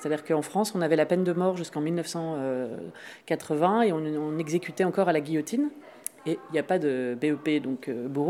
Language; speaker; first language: French; native; French